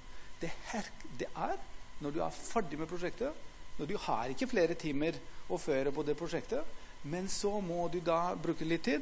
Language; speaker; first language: Norwegian; non-native, fluent; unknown